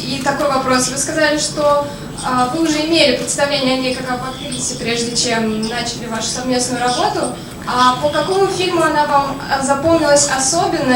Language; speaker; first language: Russian; native; Russian